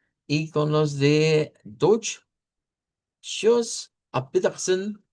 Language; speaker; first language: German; non-native, learner; Spanish